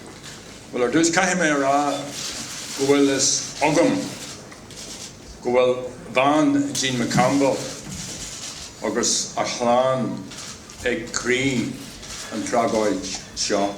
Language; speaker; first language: Irish; non-native, local second language; English